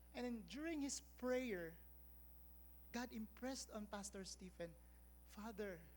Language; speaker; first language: English; non-native, local second language; Filipino